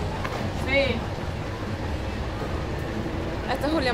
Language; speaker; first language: Spanish; native; Spanish